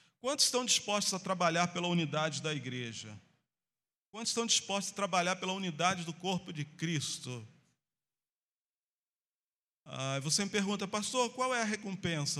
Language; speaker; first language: Portuguese; native; Portuguese